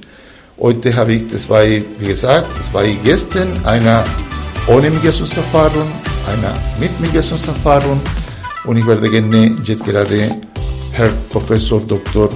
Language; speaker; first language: German; non-native, fluent; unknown